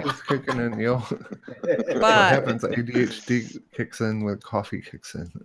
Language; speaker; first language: English; native; English